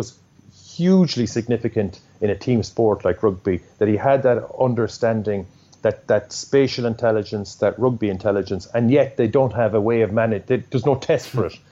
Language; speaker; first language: English; native; English